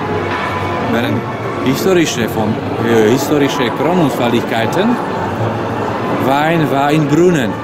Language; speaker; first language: German; non-native, learner; Slovak